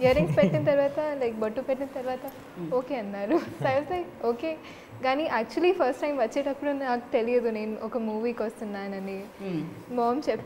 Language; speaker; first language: Telugu; non-native, learner; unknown